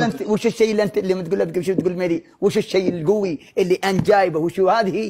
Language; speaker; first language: Arabic; native; Arabic